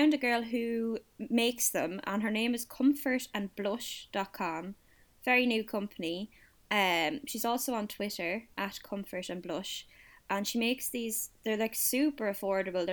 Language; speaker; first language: English; native; English